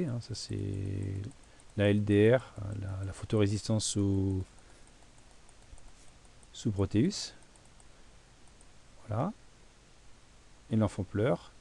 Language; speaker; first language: French; native; French